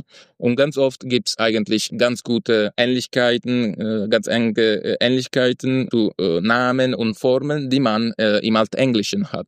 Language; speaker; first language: German; non-native, fluent; Italian